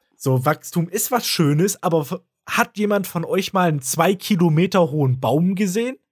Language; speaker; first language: German; native; German